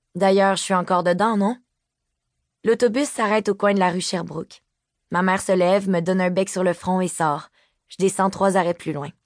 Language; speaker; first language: French; native; French